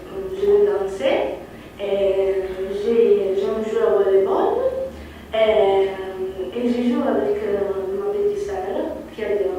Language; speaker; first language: French; non-native, learner; Italian